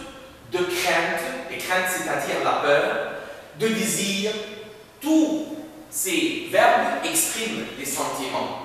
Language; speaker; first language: French; non-native, fluent; Arabic